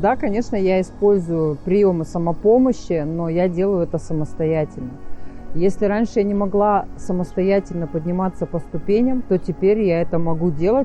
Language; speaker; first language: Russian; native; Russian